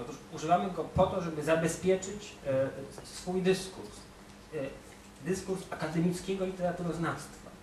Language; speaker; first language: Polish; native; Polish